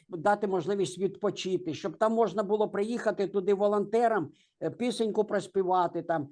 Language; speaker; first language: Ukrainian; native; Ukrainian